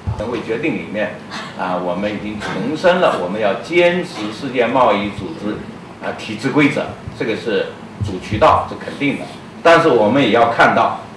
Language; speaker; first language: Chinese; native; Chinese